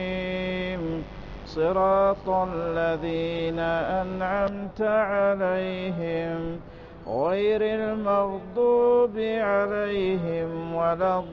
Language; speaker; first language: Arabic; native; Arabic